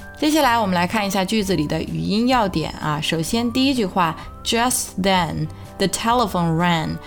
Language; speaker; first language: Chinese; native; Chinese